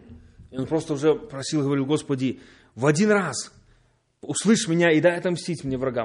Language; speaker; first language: Polish; non-native, learner; Russian